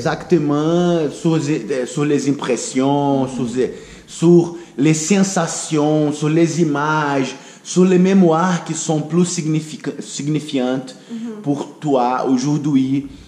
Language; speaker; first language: French; non-native, fluent; Portuguese